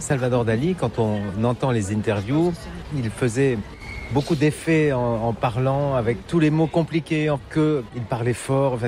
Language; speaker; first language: French; native; French